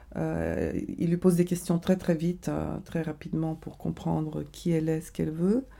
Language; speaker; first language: French; non-native, fluent; Bulgarian